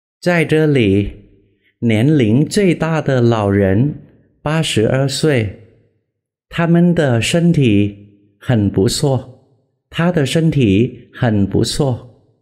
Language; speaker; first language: Chinese; non-native, fluent; Vietnamese